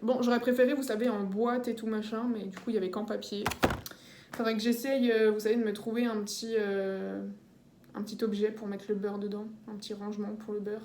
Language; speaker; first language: French; native; French